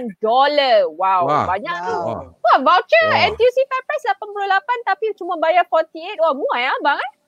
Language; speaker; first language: Malay; native; Malay